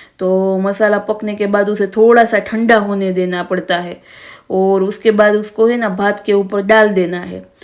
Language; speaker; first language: Hindi; non-native, local second language; Gujarati